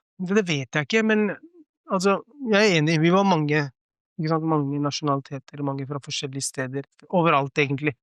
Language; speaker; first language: Norwegian; early bilingual, other home language; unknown